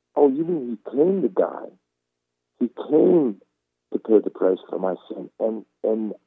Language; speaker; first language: English; non-native, fluent; Turkish